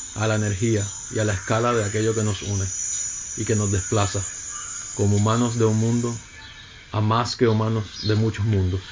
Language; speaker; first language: Spanish; native; Spanish